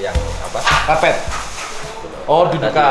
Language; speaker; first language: Indonesian; non-native, local second language; Javanese